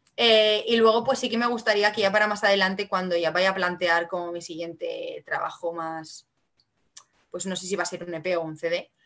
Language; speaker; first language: Spanish; non-native, local second language; Catalan